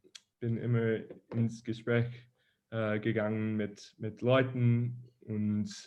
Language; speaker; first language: German; non-native, learner; English